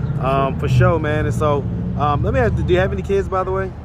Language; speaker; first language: English; native; English